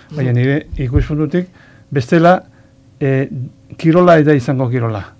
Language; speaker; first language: Basque; non-native, local second language; Spanish